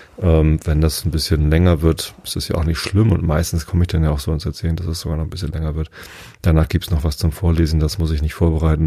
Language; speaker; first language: German; native; German